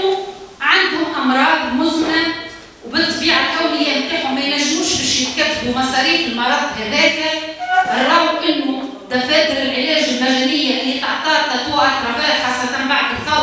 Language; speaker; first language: Arabic; native; Arabic